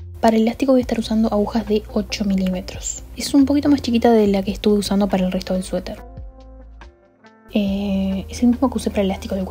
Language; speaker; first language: Spanish; native; Spanish